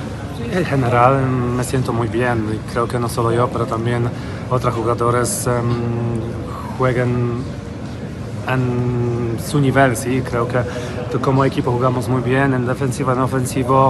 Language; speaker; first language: Spanish; non-native, fluent; Polish